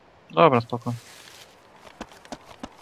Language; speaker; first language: Polish; native; Polish